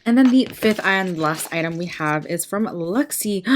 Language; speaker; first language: English; native; English